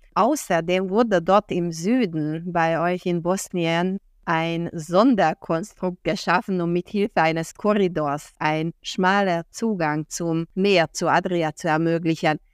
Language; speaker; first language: German; non-native, fluent; Hungarian